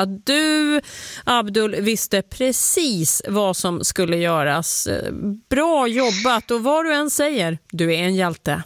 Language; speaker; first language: Swedish; native; Swedish